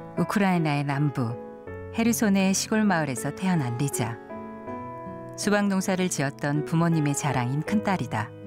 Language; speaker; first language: Korean; native; Korean